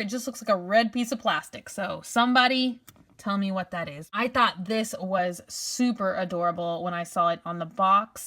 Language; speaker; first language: English; native; English